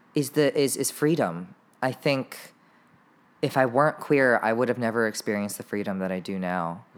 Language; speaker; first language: English; native; English